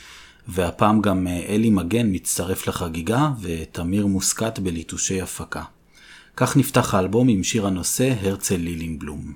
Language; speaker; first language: Hebrew; native; Hebrew